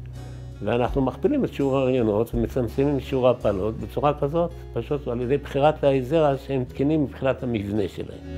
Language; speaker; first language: Hebrew; native; Hebrew